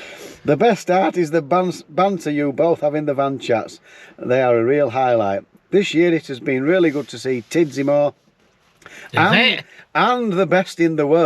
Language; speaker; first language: English; native; English